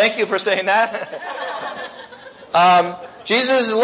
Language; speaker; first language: English; native; English